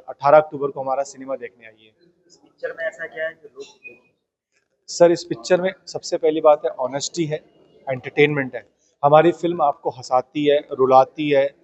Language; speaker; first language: Hindi; native; Hindi